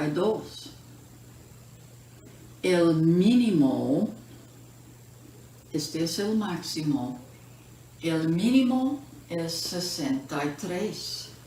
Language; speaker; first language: Spanish; non-native, fluent; English